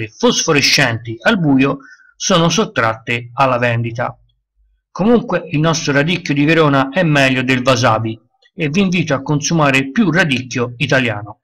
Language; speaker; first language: Italian; native; Italian